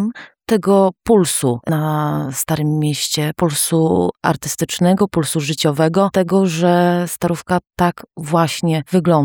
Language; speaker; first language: Polish; native; Polish